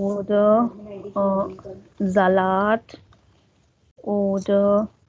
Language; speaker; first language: German; non-native, fluent; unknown